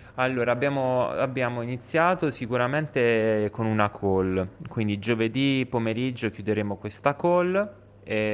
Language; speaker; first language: Italian; native; Italian